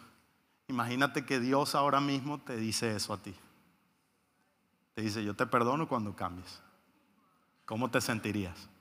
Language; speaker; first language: Spanish; native; Spanish